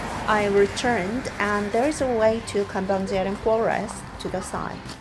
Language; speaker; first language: English; non-native, fluent; Korean